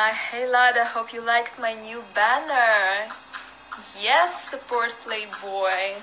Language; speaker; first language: English; non-native, fluent; Russian